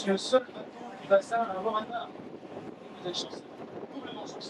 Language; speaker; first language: French; native; French